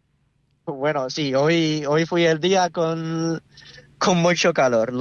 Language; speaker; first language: Spanish; non-native, learner; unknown